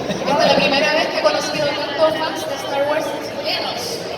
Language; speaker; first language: Spanish; native; Spanish